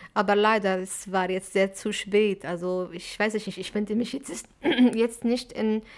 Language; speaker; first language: German; non-native, fluent; Arabic